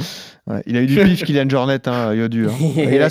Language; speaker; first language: French; native; French